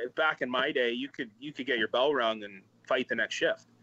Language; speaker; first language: English; native; English